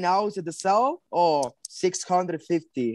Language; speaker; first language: English; non-native, learner; Spanish